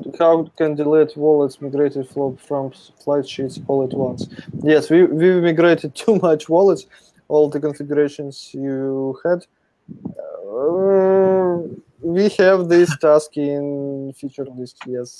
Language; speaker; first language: English; non-native, fluent; Russian